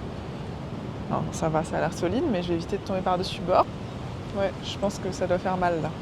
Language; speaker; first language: French; native; French